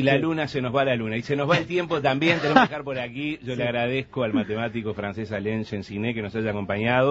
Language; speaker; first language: Spanish; native; Spanish